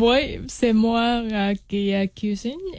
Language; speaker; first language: French; non-native, learner; Vietnamese